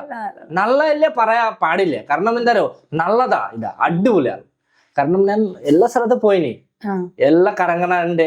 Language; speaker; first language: Malayalam; non-native, local second language; Bangla